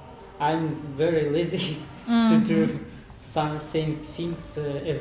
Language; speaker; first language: English; non-native, learner; Kazakh